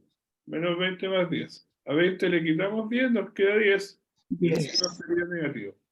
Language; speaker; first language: Spanish; native; Spanish